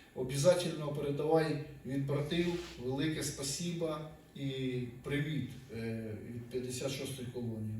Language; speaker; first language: Ukrainian; native; Ukrainian